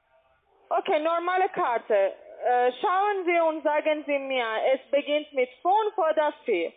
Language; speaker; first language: German; non-native, learner; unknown